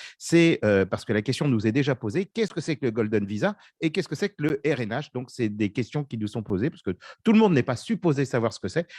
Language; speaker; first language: French; native; French